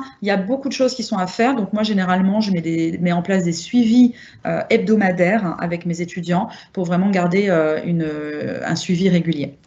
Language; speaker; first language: French; native; French